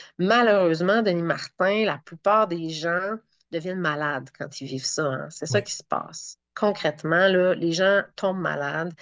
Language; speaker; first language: French; native; French